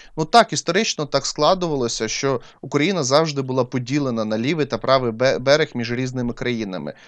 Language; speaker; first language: Ukrainian; non-native, local second language; Russian